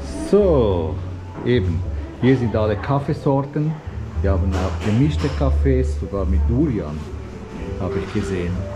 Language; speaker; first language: German; native; German